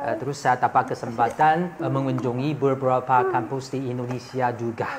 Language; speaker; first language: Indonesian; non-native, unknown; Chinese